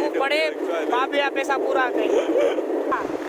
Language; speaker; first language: Hindi; non-native, local second language; Sindhi